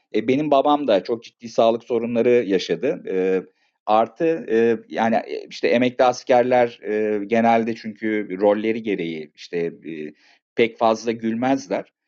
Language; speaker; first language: Turkish; native; Turkish